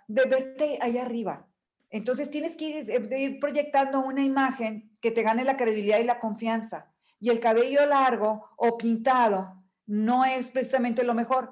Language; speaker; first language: Spanish; native; Spanish